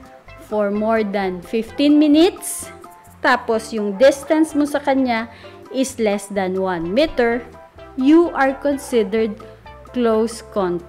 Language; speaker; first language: English; non-native, local second language; Filipino